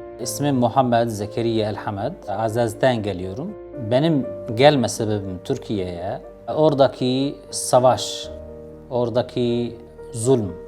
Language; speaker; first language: Turkish; non-native, fluent; Arabic